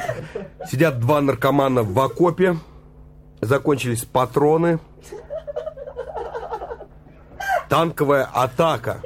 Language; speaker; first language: Russian; native; Russian